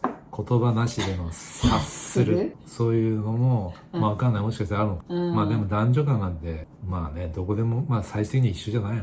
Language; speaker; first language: Japanese; native; Japanese